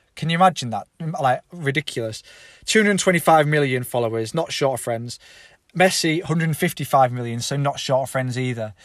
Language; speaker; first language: English; native; English